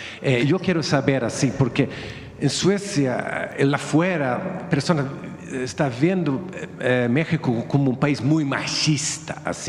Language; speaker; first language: Spanish; non-native, fluent; Swedish